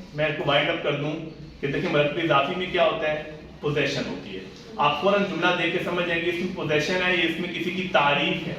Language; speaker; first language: Urdu; native; Urdu